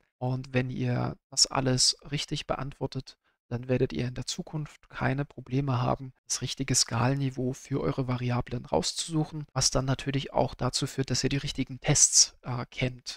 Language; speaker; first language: German; native; German